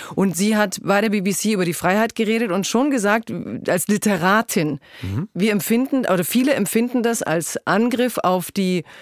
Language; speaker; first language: German; early bilingual, other home language; Croatian